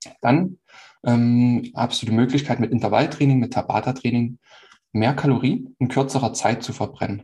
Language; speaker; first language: German; native; German